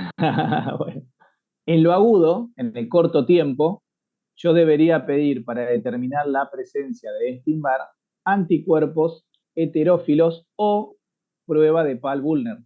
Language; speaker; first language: Spanish; native; Spanish